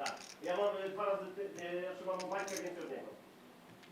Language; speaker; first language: Polish; native; Polish